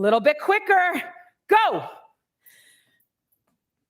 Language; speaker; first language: English; native; English